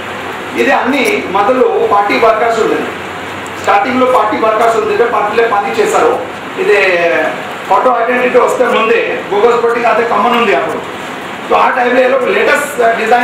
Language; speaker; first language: Telugu; non-native, local second language; Hindi